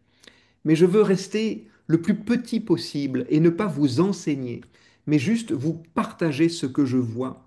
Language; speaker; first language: French; native; French